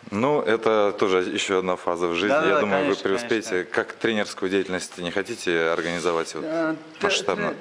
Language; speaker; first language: Russian; native; Russian